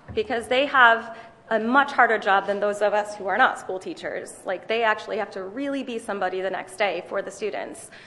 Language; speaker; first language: English; native; English